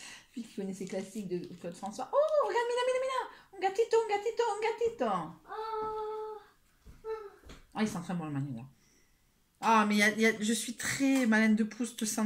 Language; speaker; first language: French; native; French